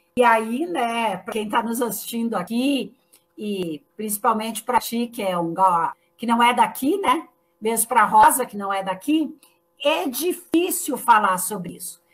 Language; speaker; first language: Portuguese; native; Portuguese